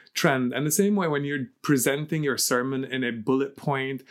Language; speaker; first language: English; early bilingual, heritage; Arabic